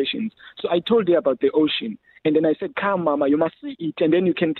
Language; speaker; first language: English; non-native, local second language; Xhosa